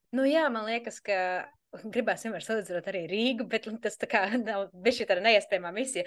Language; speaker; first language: Latvian; native; Latvian